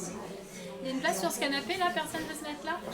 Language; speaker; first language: French; native; French